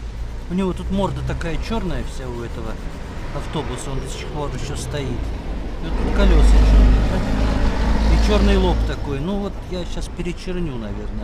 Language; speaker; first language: Russian; native; Russian